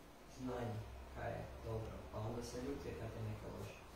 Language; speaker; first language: Croatian; native; Croatian